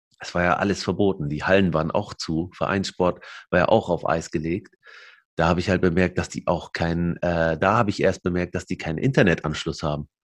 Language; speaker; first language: German; early bilingual, other home language; Arabic